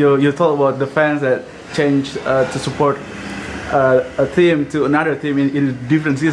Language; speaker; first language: English; non-native, fluent; Indonesian